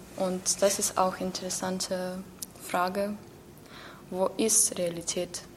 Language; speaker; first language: German; non-native, learner; Ukrainian